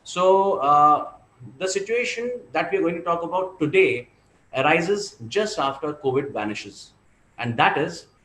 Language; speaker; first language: English; non-native, local second language; Hindi